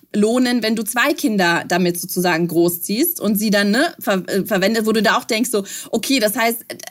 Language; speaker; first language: German; early bilingual, other home language; Russian